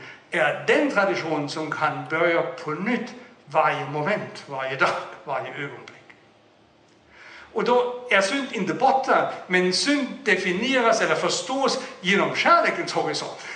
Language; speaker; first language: Swedish; non-native, fluent; German